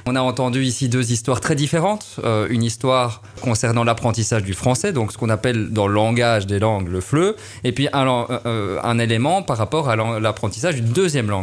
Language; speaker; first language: French; native; French